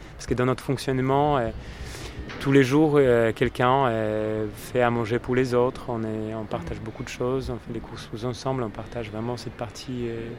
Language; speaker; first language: French; non-native, fluent; Polish